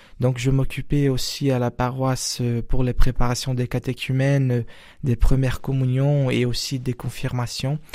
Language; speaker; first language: French; non-native, fluent; Portuguese